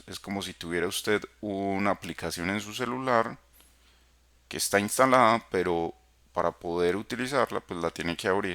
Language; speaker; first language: Spanish; native; Spanish